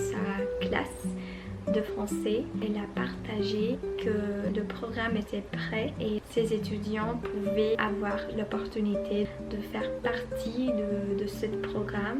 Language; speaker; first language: French; non-native, fluent; English